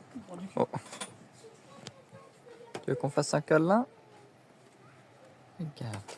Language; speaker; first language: French; native; French